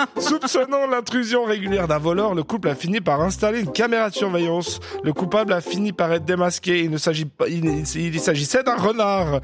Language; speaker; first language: French; native; French